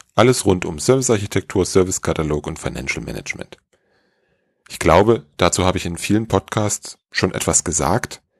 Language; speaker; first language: German; native; German